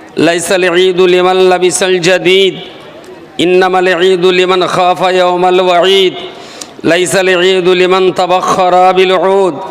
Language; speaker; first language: Arabic; non-native, fluent; Bangla